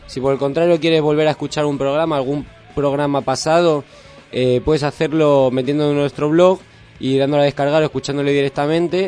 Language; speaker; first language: Spanish; native; Spanish